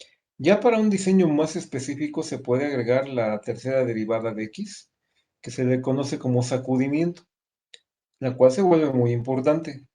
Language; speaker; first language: Spanish; native; Spanish